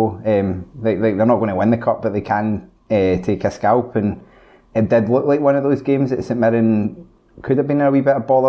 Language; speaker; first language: English; native; English